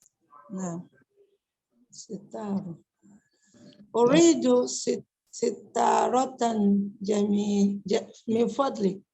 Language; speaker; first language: Arabic; non-native, learner; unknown